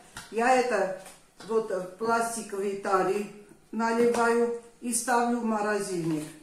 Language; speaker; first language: Russian; non-native, fluent; Armenian